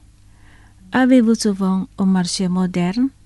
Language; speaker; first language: French; non-native, fluent; Indonesian